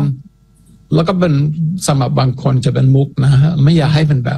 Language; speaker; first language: Thai; non-native, fluent; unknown